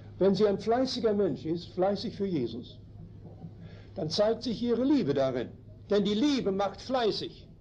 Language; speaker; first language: German; early bilingual, heritage; German